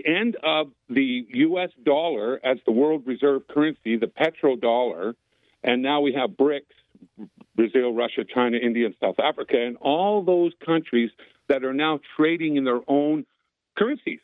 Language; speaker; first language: English; native; English